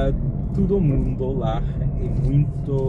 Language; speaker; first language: Portuguese; non-native, learner; English